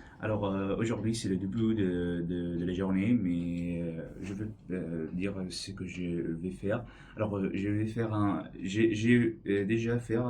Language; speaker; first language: French; non-native, learner; English